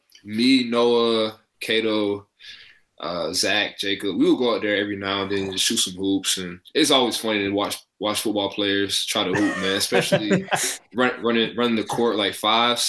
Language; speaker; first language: English; native; English